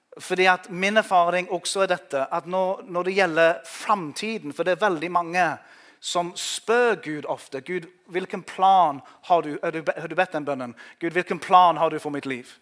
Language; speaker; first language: Norwegian; non-native, fluent; English